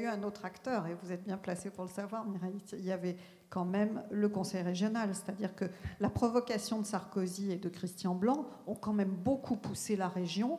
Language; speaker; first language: French; native; French